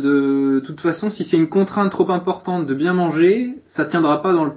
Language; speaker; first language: French; native; French